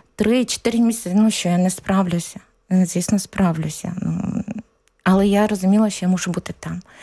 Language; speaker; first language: Ukrainian; native; Ukrainian